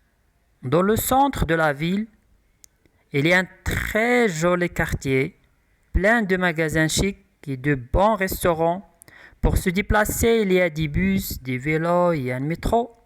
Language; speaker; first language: French; non-native, local second language; Arabic